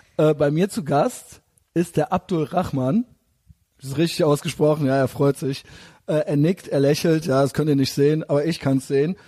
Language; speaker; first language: German; native; German